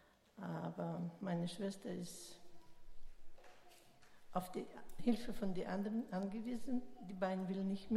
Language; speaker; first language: German; early bilingual, heritage; German